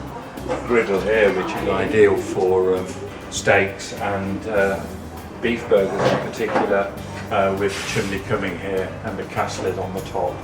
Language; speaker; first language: English; native; English